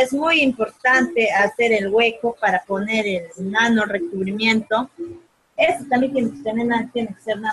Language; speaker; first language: Spanish; native; Spanish